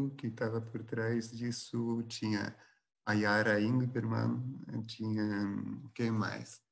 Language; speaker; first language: Portuguese; non-native, fluent; Dutch